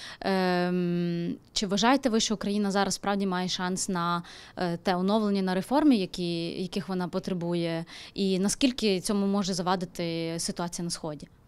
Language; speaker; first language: Ukrainian; native; Ukrainian